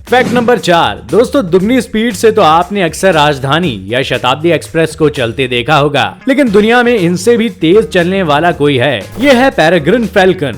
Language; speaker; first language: Hindi; native; Hindi